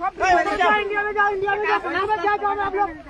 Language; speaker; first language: Hindi; non-native, learner; Bangla